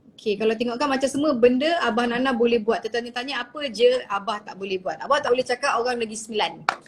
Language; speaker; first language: Malay; native; Malay